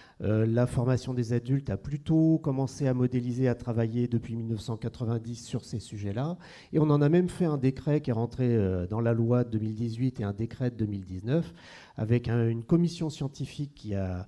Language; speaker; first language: French; native; French